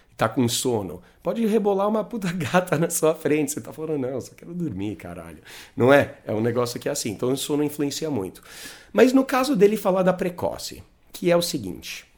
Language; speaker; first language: Portuguese; non-native, fluent; English